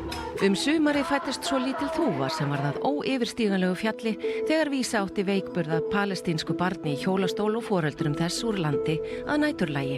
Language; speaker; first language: Icelandic; native; Icelandic